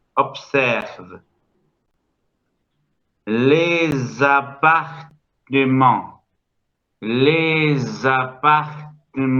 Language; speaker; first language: French; non-native, fluent; Spanish